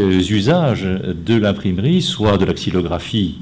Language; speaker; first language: French; native; French